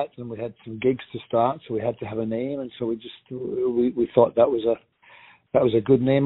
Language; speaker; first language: English; native; English